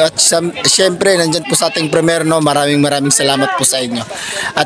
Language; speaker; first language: Filipino; native; Filipino